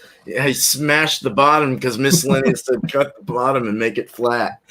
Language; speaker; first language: English; native; English